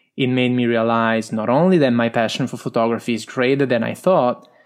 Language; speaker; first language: English; non-native, fluent; Italian